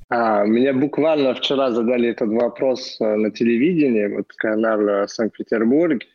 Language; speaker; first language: Russian; non-native, fluent; French